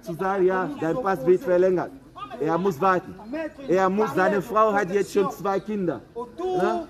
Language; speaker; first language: German; non-native, fluent; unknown